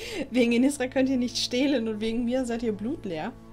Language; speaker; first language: German; native; German